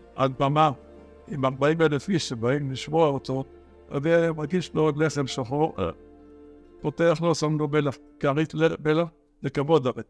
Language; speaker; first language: Hebrew; early bilingual, other home language; Arabic